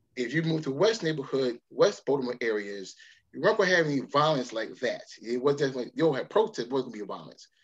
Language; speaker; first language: English; native; English